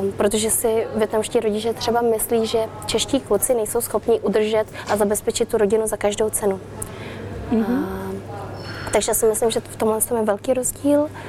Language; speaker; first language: Czech; early bilingual, other home language; Vietnamese